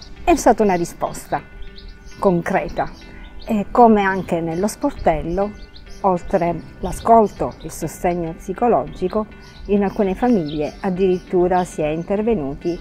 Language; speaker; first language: Italian; native; Italian